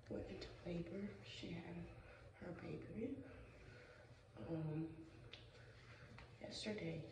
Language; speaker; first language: English; native; English